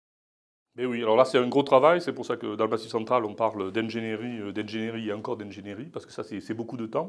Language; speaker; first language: French; native; French